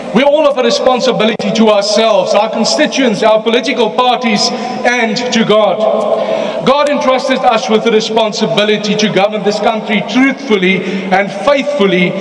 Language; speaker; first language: English; non-native, local second language; Afrikaans